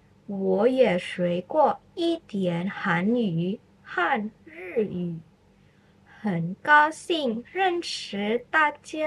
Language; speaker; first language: Chinese; non-native, fluent; Indonesian